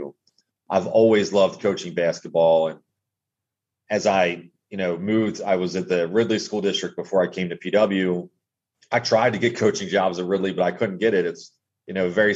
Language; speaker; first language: English; native; English